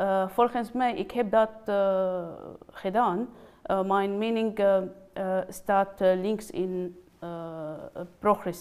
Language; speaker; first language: Dutch; non-native, learner; Arabic